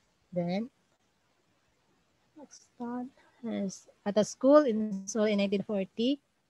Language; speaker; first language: English; non-native, local second language; Cebuano